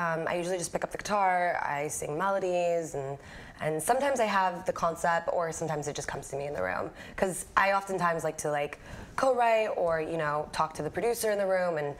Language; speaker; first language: English; native; English